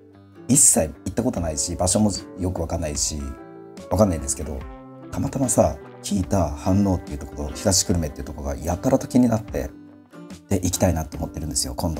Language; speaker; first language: Japanese; native; Japanese